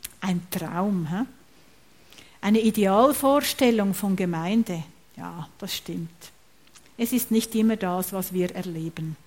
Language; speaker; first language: German; native; German